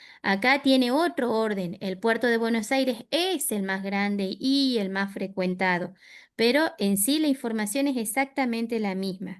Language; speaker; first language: Spanish; native; Spanish